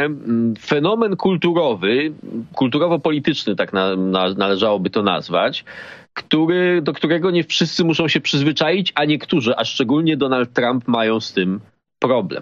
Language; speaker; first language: Polish; native; Polish